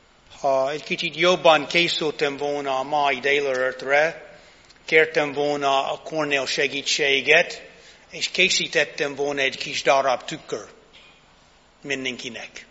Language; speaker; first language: Hungarian; non-native, fluent; English